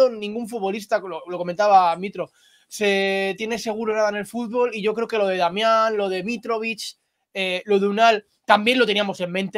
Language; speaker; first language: Spanish; native; Spanish